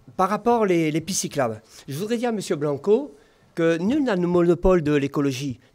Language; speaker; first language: French; native; French